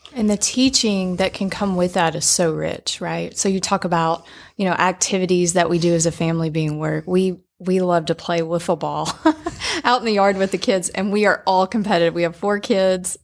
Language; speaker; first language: English; native; English